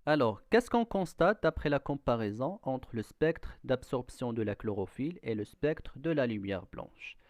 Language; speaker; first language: French; non-native, local second language; Arabic